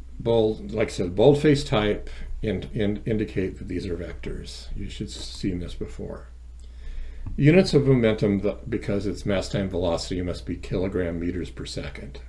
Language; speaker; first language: English; native; English